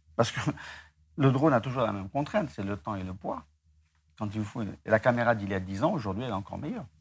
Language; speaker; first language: French; non-native, local second language; Arabic